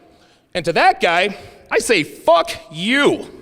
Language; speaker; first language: English; native; English